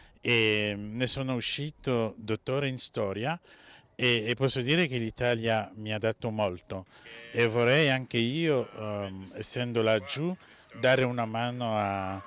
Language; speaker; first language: Italian; non-native, fluent; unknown